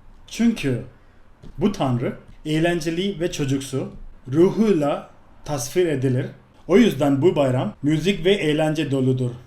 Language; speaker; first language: Turkish; non-native, fluent; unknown